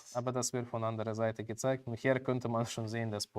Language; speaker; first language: German; non-native, learner; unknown